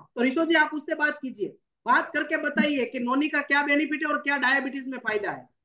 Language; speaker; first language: Hindi; non-native, local second language; Gujarati